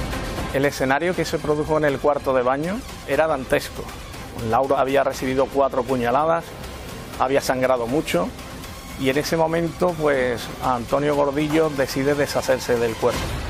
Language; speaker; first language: Spanish; native; Spanish